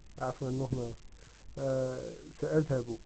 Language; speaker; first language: Arabic; non-native, learner; Dutch